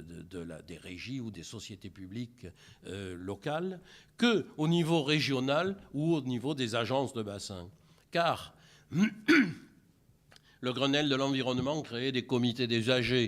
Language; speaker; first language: French; native; French